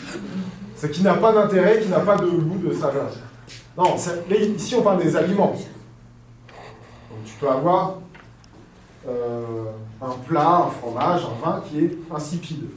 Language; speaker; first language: French; native; French